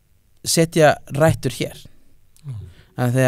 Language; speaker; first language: Icelandic; non-native, fluent; Spanish